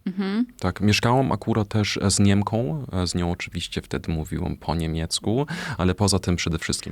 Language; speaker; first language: Polish; non-native, fluent; German